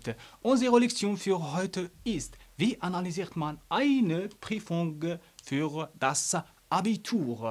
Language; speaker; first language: German; non-native, fluent; Arabic